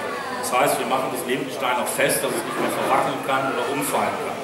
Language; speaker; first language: German; native; German